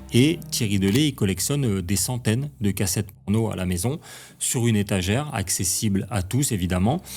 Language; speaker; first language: French; native; French